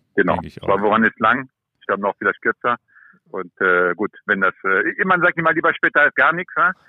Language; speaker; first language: German; non-native, fluent; French